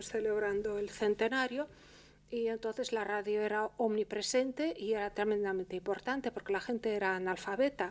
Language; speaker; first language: Spanish; early bilingual, heritage; Spanish